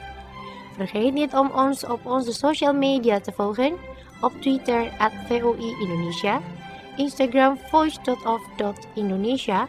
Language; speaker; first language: Dutch; non-native, fluent; Indonesian